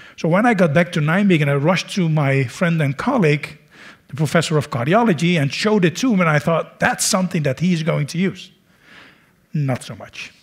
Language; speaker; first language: English; non-native, fluent; Dutch